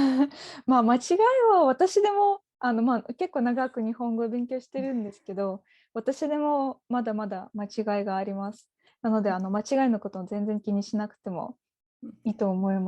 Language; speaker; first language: Japanese; non-native, fluent; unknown